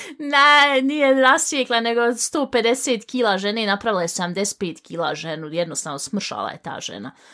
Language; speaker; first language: Bosnian; early bilingual, heritage; Bosnian